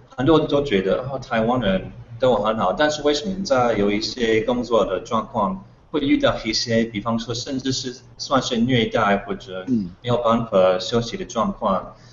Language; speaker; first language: Chinese; non-native, fluent; English